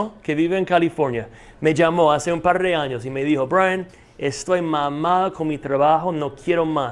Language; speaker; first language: Spanish; non-native, fluent; English